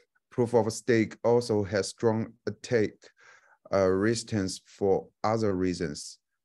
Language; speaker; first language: English; non-native, learner; Chinese